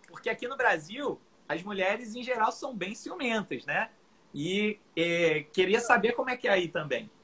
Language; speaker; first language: Portuguese; native; Portuguese